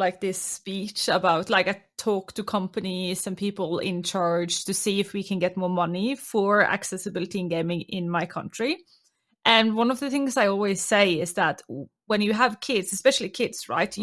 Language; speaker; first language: English; non-native, fluent; Norwegian